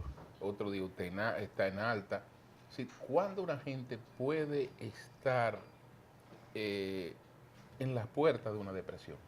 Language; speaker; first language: Spanish; native; Spanish